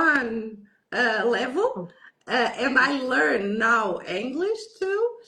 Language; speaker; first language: English; non-native, learner; Portuguese